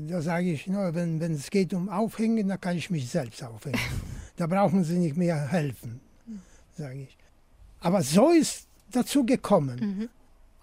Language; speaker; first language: German; non-native, fluent; Polish